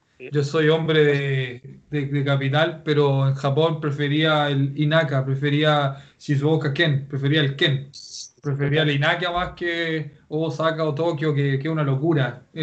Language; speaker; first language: Spanish; native; Spanish